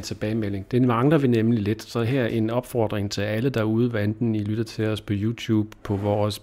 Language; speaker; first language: Danish; native; Danish